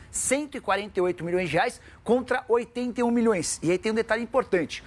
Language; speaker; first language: Portuguese; native; Portuguese